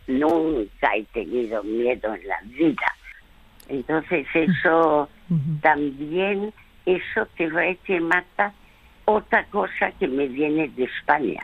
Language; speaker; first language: Spanish; early bilingual, other home language; French